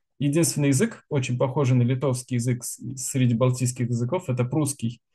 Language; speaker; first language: Russian; native; Russian